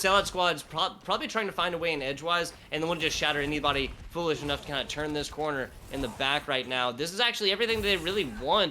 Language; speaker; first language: English; native; English